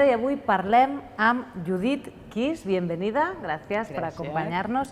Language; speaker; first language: Spanish; non-native, local second language; Catalan